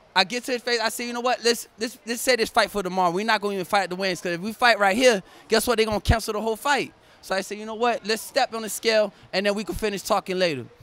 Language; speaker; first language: English; native; English